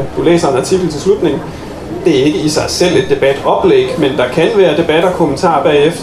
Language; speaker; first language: Danish; native; Danish